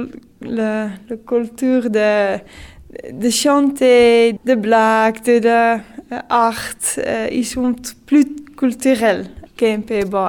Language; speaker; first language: French; non-native, learner; Dutch